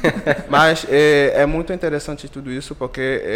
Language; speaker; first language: Portuguese; non-native, fluent; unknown